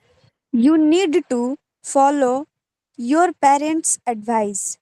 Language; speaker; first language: English; non-native, learner; Hindi